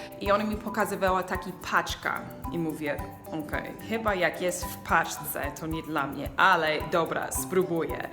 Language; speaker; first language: Polish; non-native, learner; English